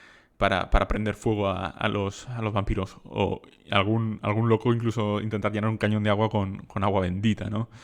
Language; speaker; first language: Spanish; native; Spanish